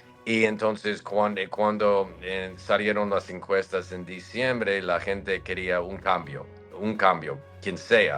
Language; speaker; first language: Spanish; non-native, fluent; English